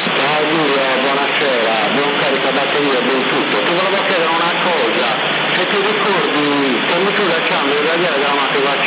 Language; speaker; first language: Italian; native; Italian